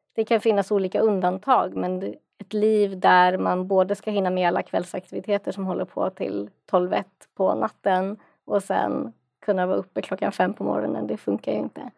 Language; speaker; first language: Swedish; native; Swedish